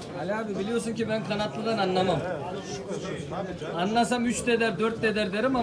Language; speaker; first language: Turkish; native; Turkish